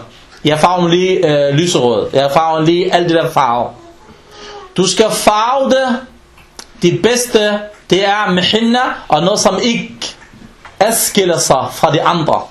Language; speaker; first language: Danish; non-native, fluent; Arabic